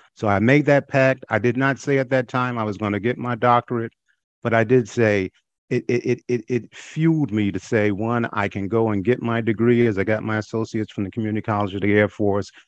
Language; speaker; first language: English; native; English